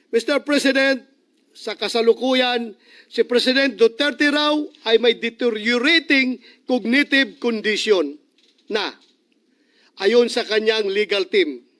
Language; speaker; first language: Filipino; non-native, local second language; Cebuano